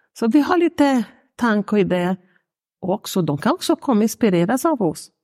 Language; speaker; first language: Swedish; non-native, fluent; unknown